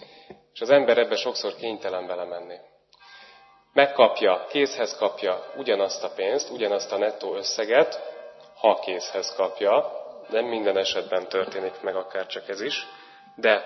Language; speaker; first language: Hungarian; native; Hungarian